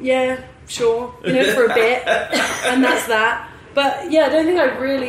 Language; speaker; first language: English; native; English